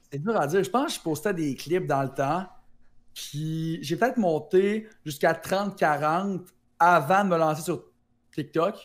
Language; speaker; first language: French; native; French